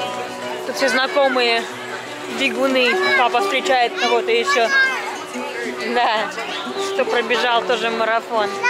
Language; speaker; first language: Russian; native; Russian